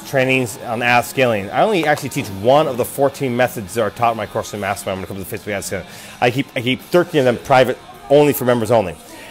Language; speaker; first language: English; native; English